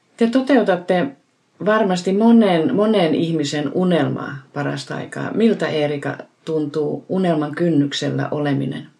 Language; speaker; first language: Finnish; native; Finnish